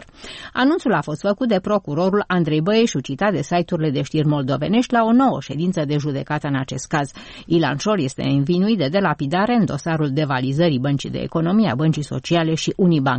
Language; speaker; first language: Romanian; native; Romanian